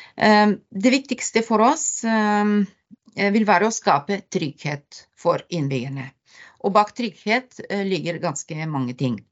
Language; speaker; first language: Norwegian; non-native, fluent; Bulgarian